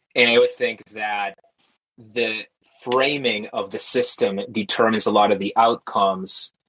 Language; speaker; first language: English; early bilingual, other home language; Spanish